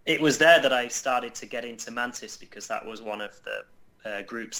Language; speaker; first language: English; native; English